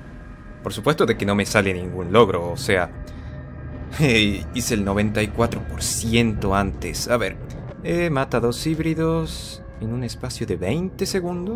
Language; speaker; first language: Spanish; native; Spanish